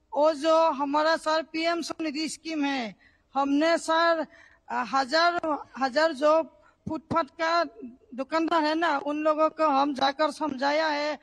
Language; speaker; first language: Hindi; non-native, local second language; Assamese